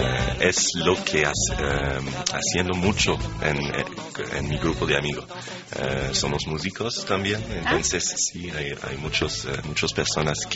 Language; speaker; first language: Spanish; non-native, fluent; French